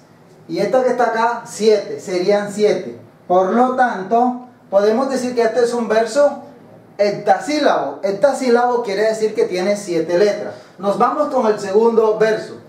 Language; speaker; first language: Spanish; native; Spanish